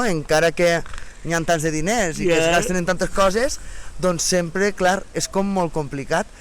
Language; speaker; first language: Catalan; native; Catalan